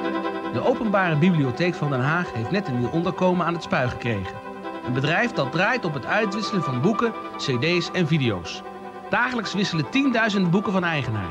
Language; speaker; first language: Dutch; native; Dutch